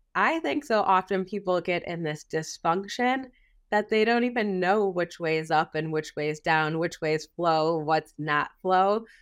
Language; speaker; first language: English; native; English